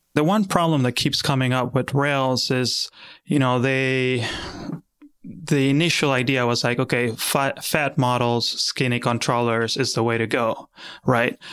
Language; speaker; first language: English; non-native, fluent; Spanish